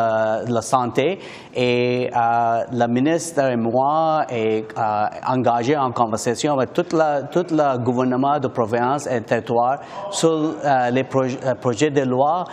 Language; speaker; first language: French; non-native, learner; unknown